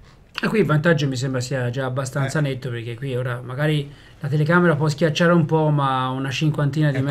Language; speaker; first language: Italian; native; Italian